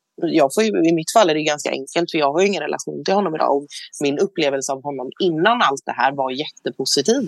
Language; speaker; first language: Swedish; native; Swedish